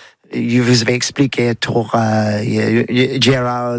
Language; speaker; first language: French; non-native, learner; English